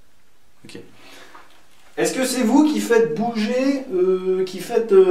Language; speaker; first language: French; native; French